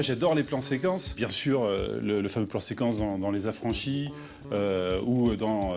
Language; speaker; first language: French; native; French